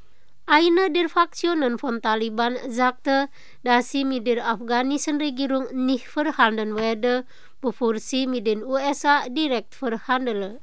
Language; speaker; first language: German; non-native, fluent; Indonesian